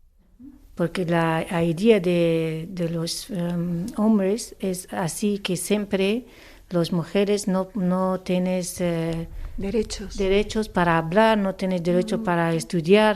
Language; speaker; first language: Spanish; non-native, learner; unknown